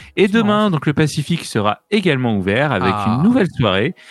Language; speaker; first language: French; native; French